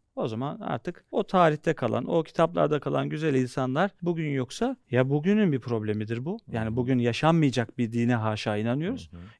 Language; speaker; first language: Turkish; native; Turkish